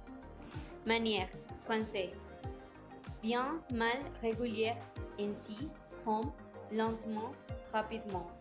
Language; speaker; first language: French; non-native, learner; Spanish